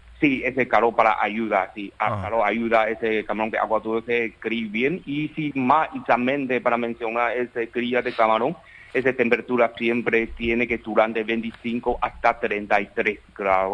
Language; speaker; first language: Spanish; non-native, learner; Chinese